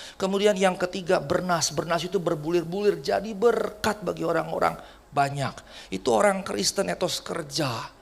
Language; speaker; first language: Indonesian; native; Indonesian